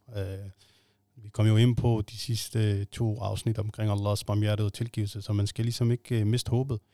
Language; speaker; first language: Danish; non-native, fluent; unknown